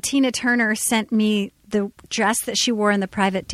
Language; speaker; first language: English; native; English